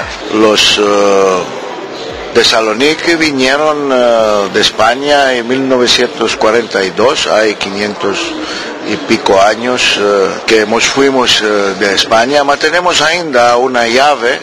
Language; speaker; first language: Spanish; early bilingual, heritage; Ladino